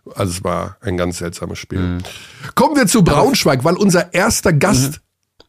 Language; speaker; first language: German; native; German